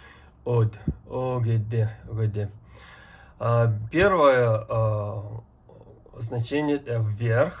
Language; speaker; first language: Russian; non-native, learner; Mongolian